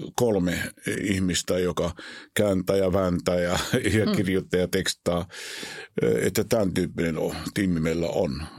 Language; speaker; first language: Finnish; non-native, fluent; Hebrew